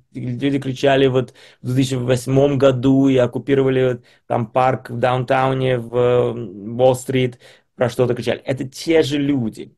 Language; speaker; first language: Russian; early bilingual, heritage; Russian